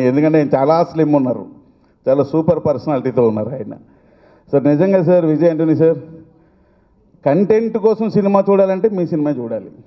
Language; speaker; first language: Telugu; native; Telugu